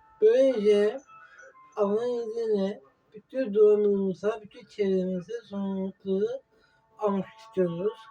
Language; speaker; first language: Turkish; non-native, learner; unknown